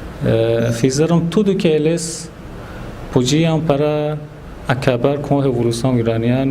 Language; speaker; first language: Portuguese; non-native, fluent; Persian